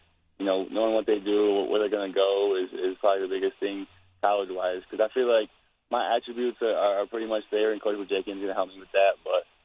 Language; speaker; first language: English; native; English